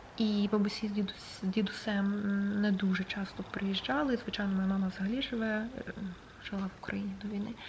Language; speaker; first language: Ukrainian; non-native, local second language; Russian